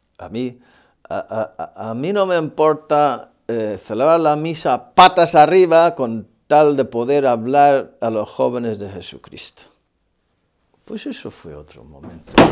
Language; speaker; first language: Spanish; non-native, fluent; English